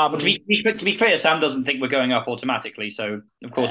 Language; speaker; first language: English; native; English